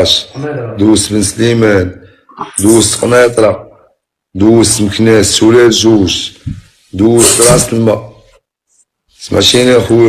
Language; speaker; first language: Arabic; native; Arabic